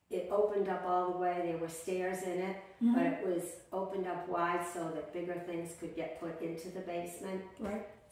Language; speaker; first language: English; native; English